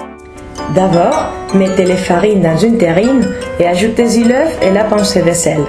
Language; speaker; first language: French; non-native, learner; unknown